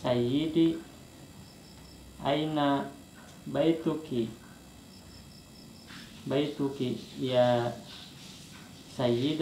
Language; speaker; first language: Arabic; non-native, learner; Indonesian